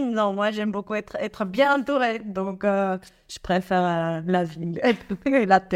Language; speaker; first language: French; non-native, fluent; Spanish